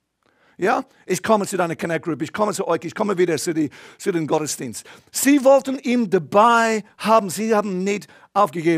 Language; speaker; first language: German; non-native, fluent; English